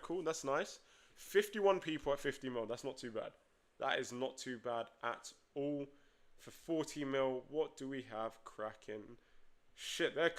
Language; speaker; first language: English; native; English